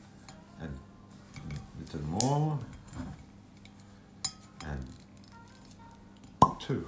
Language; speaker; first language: English; non-native, learner; French